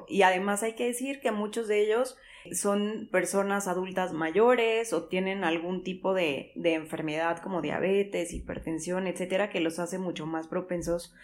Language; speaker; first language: Spanish; native; Spanish